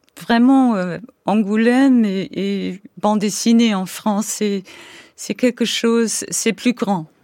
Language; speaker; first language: French; non-native, fluent; English